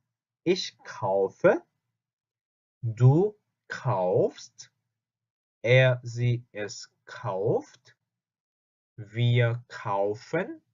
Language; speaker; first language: German; non-native, fluent; Korean